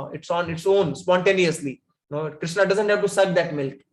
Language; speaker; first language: English; non-native, local second language; Hindi